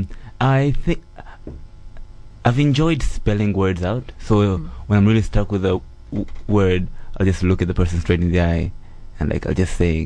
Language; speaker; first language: English; non-native, local second language; Swahili